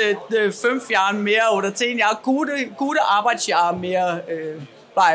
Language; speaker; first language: German; non-native, learner; Danish